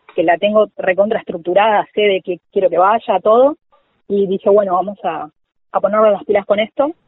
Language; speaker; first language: Spanish; native; Spanish